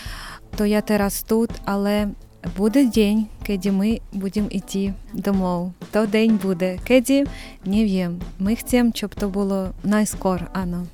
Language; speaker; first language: Slovak; non-native, learner; Ukrainian